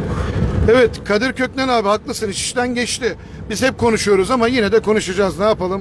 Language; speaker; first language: Turkish; native; Turkish